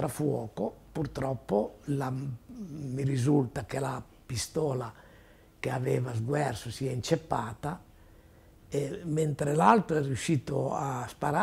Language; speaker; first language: Italian; native; Italian